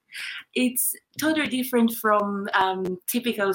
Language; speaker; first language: English; non-native, fluent; Japanese